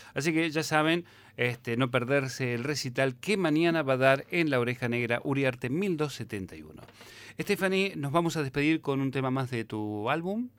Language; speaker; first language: Spanish; native; Spanish